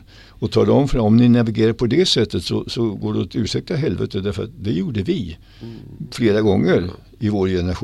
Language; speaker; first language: Swedish; native; Swedish